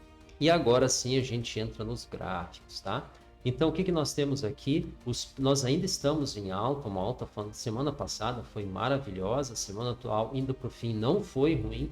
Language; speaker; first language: Portuguese; native; Portuguese